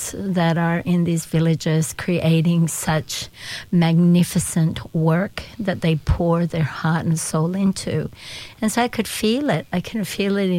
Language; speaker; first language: English; early bilingual, other home language; Spanish